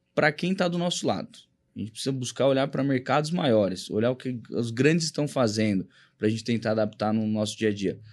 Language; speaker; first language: Portuguese; native; Portuguese